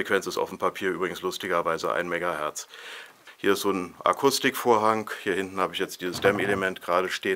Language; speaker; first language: German; native; German